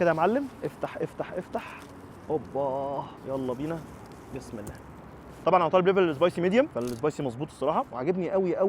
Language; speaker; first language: Arabic; native; Arabic